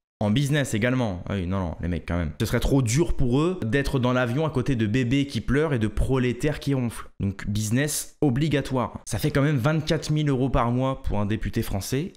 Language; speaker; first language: French; native; French